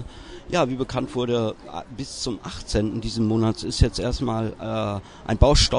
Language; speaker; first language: German; native; German